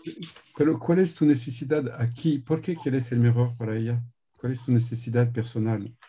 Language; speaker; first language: Spanish; non-native, learner; French